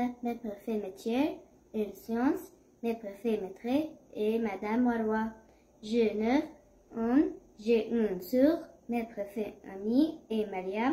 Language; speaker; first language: French; non-native, learner; Arabic